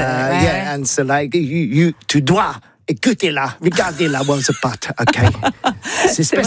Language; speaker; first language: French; non-native, learner; English